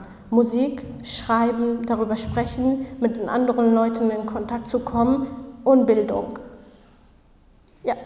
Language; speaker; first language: German; non-native, fluent; Kurdish